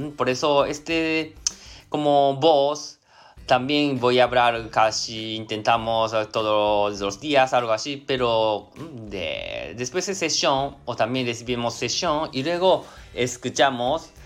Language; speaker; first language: Spanish; non-native, learner; Japanese